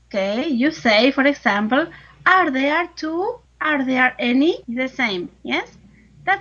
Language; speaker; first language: English; non-native, learner; Spanish